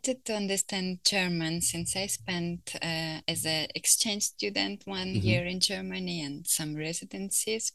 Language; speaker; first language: English; non-native, fluent; Ukrainian